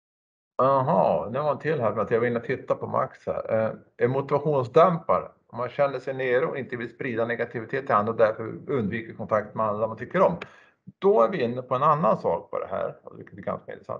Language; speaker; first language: Swedish; native; Swedish